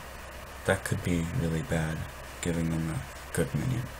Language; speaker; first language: English; native; English